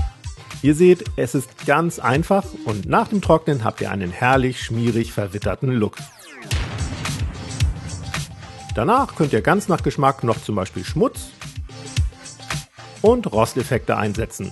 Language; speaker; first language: German; native; German